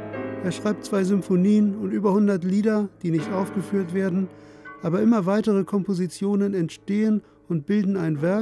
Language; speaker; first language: German; native; German